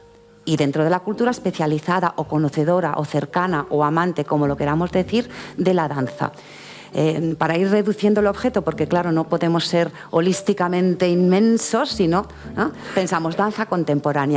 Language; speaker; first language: Spanish; native; Spanish